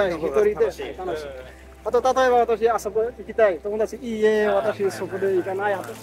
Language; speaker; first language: Japanese; non-native, learner; Bangla